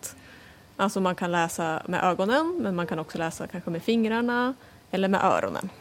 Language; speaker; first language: Swedish; native; Swedish